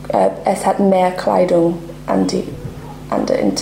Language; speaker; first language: German; non-native, learner; English